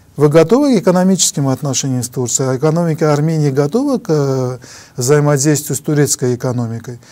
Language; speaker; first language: Russian; non-native, local second language; Armenian